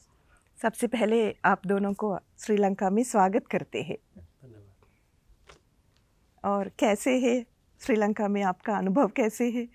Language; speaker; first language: Hindi; non-native, learner; Sinhala